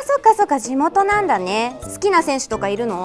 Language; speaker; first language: Japanese; native; Japanese